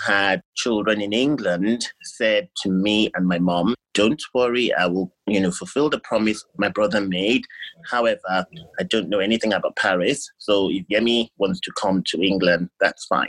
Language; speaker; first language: English; non-native, local second language; Yoruba